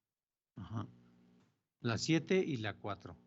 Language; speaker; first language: Spanish; native; Spanish